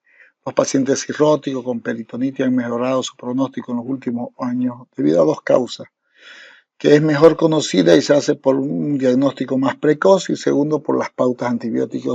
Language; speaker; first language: Spanish; native; Spanish